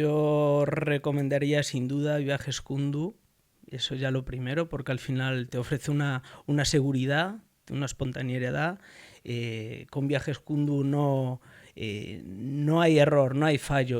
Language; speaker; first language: Spanish; native; Spanish